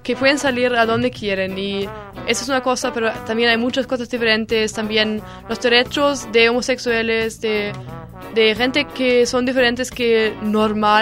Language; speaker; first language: Spanish; non-native, learner; German